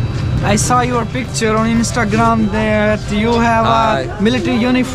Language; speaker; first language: English; non-native, learner; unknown